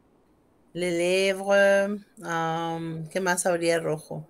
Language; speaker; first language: Spanish; native; Spanish